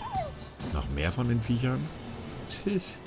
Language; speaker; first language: German; native; German